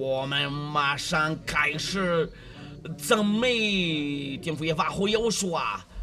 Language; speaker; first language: Chinese; non-native, learner; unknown